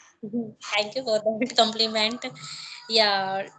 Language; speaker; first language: English; non-native, learner; Hindi